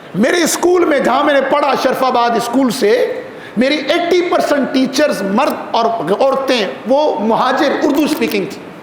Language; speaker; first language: Urdu; non-native, local second language; Kashmiri